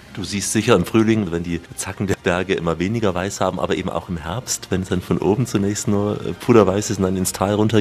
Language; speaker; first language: German; native; German